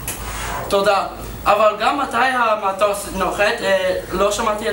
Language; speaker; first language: Hebrew; non-native, learner; English